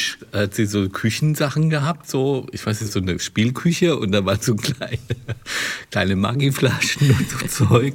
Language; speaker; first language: German; native; German